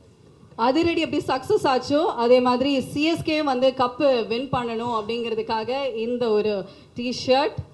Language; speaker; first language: Tamil; non-native, learner; Malayalam